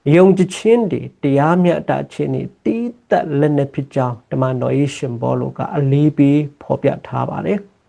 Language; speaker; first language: Burmese; non-native, local second language; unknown